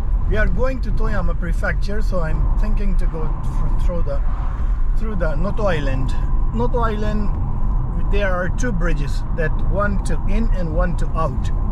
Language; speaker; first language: English; non-native, local second language; Urdu